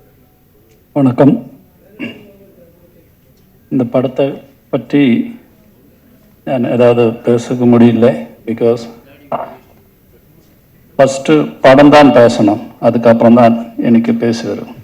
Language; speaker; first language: Tamil; non-native, learner; Malayalam